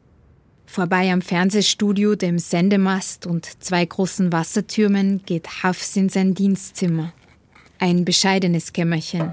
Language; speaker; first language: German; native; German